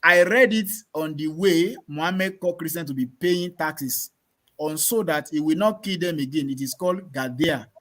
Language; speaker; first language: English; non-native, local second language; Yoruba